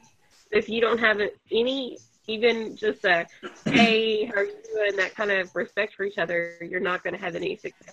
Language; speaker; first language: English; native; English